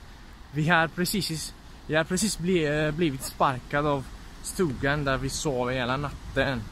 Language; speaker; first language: Swedish; non-native, learner; Italian